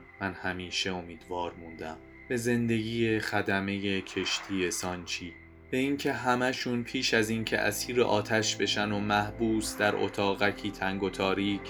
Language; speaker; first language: Persian; native; Persian